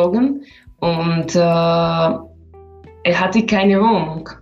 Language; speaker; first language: German; non-native, learner; Slovak